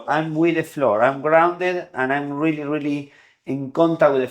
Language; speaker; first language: English; non-native, fluent; Spanish